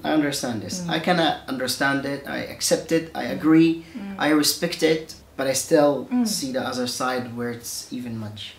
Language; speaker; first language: English; non-native, fluent; Arabic